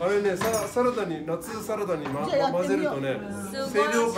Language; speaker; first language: Japanese; native; Japanese